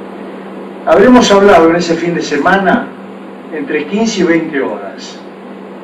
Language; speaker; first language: Spanish; native; Spanish